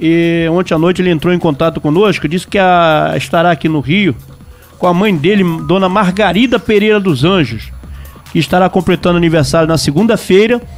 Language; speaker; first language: Portuguese; native; Portuguese